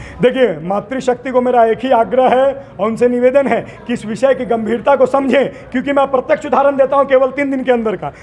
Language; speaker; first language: Hindi; native; Hindi